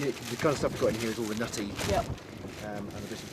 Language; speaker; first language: English; native; English